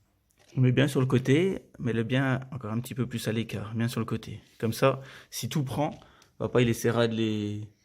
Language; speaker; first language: French; native; French